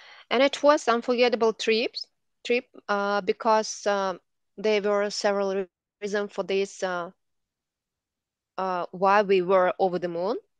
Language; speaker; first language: English; non-native, learner; Russian